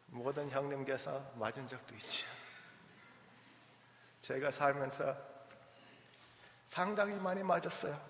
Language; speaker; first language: Korean; early bilingual, heritage; English